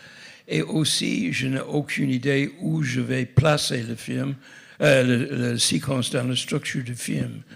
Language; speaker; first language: French; non-native, fluent; English